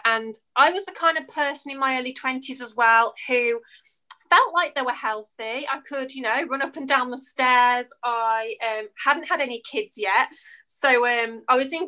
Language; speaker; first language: English; native; English